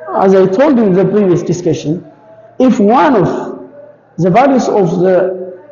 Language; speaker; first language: English; non-native, local second language; Amharic